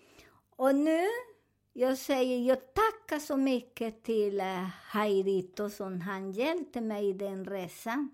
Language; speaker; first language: Swedish; non-native, learner; Spanish